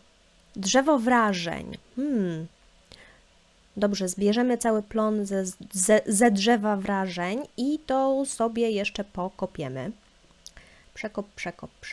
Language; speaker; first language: Polish; native; Polish